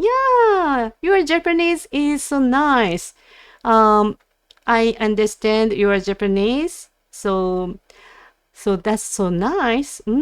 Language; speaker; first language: English; non-native, learner; Japanese